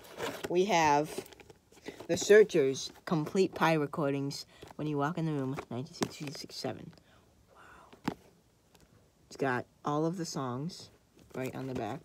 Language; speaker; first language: English; native; English